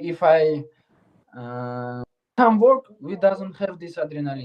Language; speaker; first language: English; non-native, learner; Uzbek